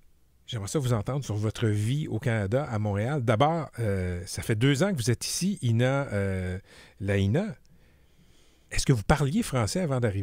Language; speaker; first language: French; native; French